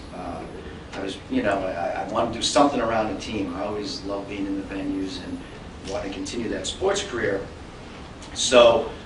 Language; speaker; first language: English; native; English